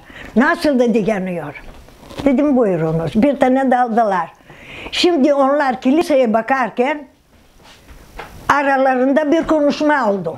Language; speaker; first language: Turkish; non-native, local second language; Greek